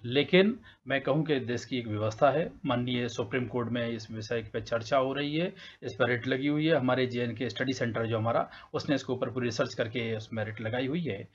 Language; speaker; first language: Hindi; native; Hindi